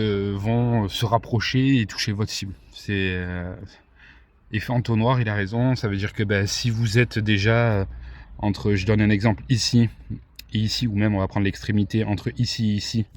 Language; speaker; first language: French; native; French